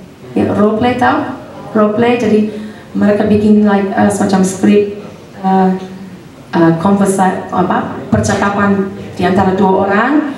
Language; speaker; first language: Indonesian; non-native, fluent; English